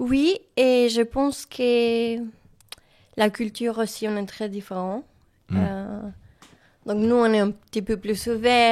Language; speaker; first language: French; non-native, learner; Spanish